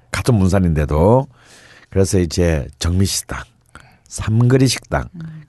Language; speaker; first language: Korean; native; Korean